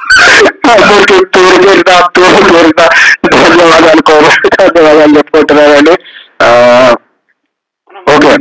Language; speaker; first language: Telugu; native; Telugu